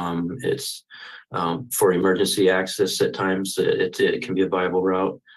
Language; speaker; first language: English; native; English